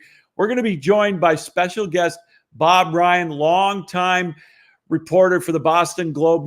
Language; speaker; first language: English; native; English